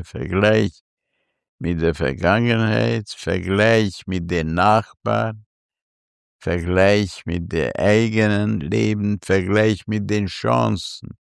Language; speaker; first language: German; non-native, fluent; Hungarian